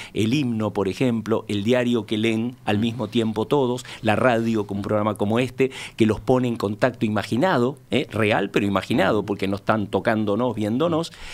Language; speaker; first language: Spanish; native; Spanish